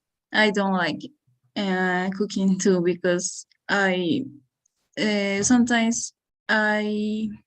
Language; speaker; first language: English; non-native, learner; Spanish